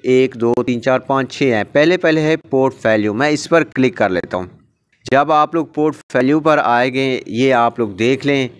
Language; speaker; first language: Urdu; native; Urdu